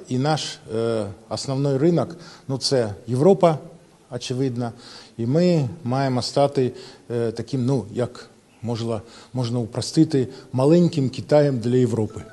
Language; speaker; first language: Ukrainian; non-native, local second language; Russian